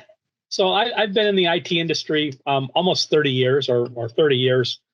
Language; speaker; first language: English; native; English